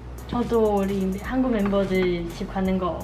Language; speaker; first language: Korean; non-native, fluent; Chinese